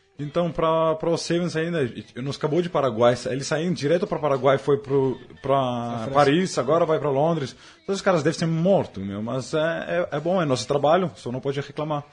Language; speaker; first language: Portuguese; non-native, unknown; Afrikaans